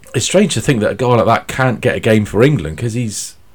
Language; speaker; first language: English; native; English